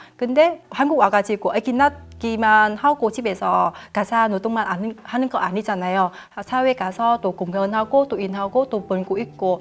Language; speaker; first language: Korean; non-native, fluent; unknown